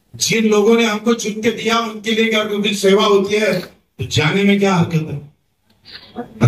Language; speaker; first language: Hindi; non-native, local second language; Marathi